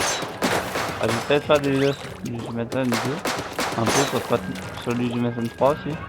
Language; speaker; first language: French; native; French